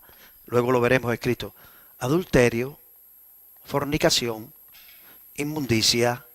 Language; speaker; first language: Spanish; native; Spanish